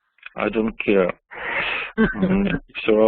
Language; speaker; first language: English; non-native, learner; Russian